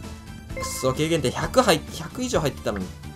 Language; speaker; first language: Japanese; native; Japanese